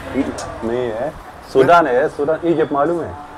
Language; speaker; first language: Hindi; non-native, learner; Arabic